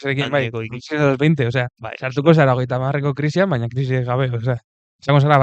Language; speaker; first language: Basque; non-native, local second language; Spanish